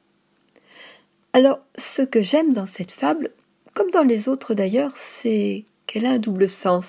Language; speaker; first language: French; native; French